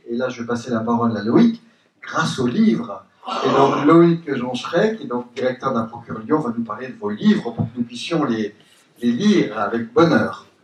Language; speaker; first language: French; native; French